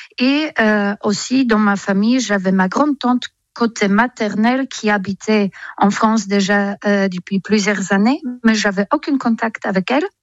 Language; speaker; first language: French; non-native, fluent; Polish